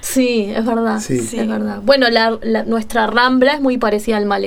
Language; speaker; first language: Spanish; native; Spanish